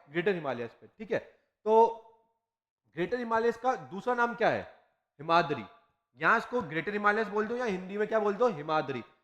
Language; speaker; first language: Hindi; native; Hindi